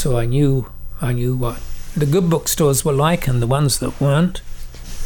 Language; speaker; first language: English; native; English